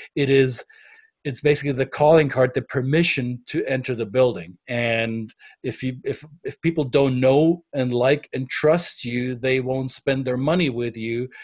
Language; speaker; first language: English; non-native, fluent; German